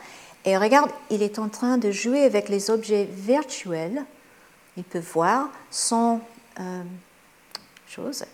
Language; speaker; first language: French; non-native, fluent; English